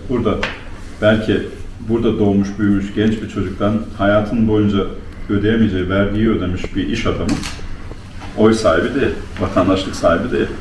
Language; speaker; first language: Turkish; early bilingual, heritage; Turkish